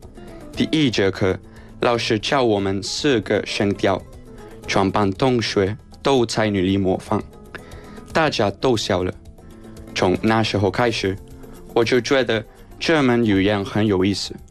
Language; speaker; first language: Chinese; non-native, fluent; Spanish